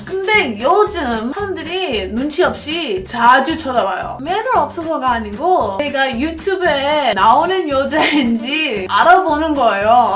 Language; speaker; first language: Korean; non-native, fluent; English